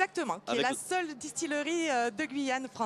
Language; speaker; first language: French; native; French